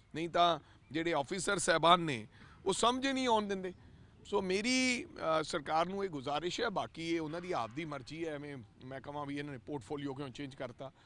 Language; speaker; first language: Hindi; non-native, local second language; Punjabi